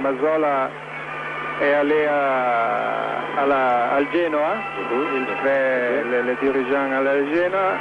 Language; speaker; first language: French; non-native, learner; Italian